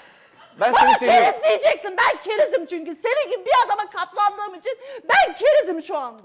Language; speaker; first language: Turkish; native; Turkish